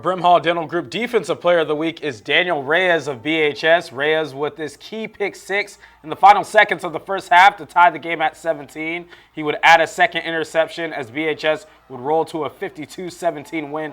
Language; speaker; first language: English; native; English